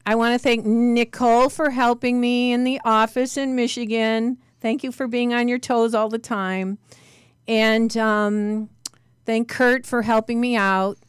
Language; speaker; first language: English; native; English